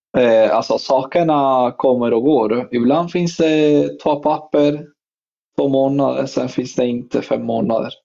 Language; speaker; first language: Swedish; non-native, fluent; Spanish